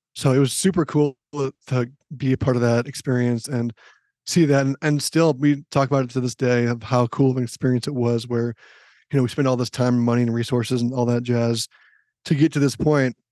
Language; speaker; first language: English; native; English